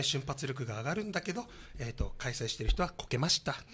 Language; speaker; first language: Japanese; native; Japanese